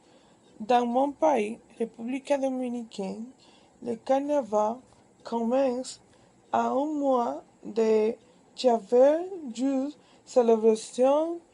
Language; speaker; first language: French; non-native, learner; Spanish